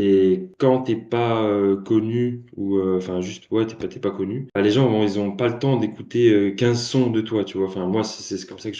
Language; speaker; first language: French; native; French